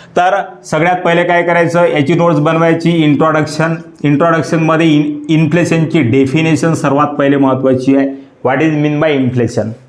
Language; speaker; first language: Marathi; native; Marathi